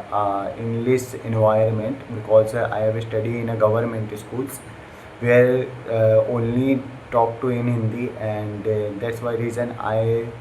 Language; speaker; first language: English; non-native, learner; Hindi